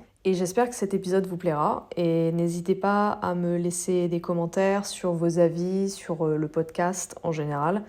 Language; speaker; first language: French; native; French